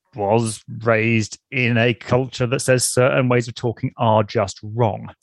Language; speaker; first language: English; native; English